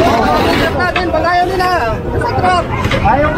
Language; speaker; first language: Filipino; native; Filipino